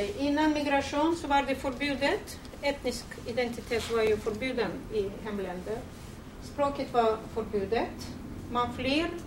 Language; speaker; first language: Swedish; non-native, fluent; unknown